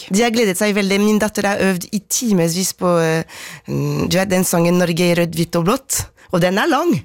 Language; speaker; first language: Norwegian; non-native, fluent; French